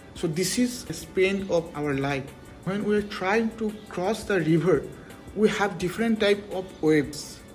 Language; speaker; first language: English; non-native, local second language; Bangla